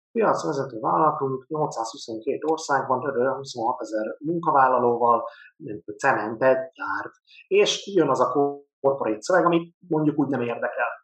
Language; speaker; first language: Hungarian; native; Hungarian